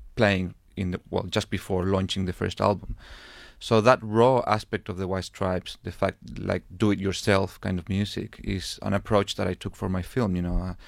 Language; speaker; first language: English; non-native, fluent; Spanish